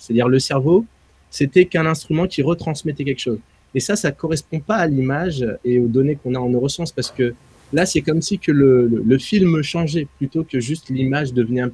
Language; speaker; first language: French; native; French